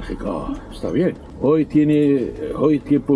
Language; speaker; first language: Spanish; non-native, learner; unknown